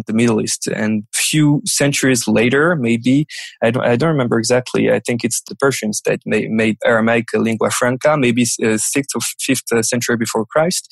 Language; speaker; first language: English; non-native, fluent; French